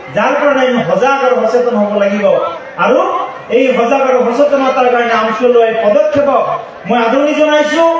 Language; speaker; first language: Assamese; non-native, local second language; Bangla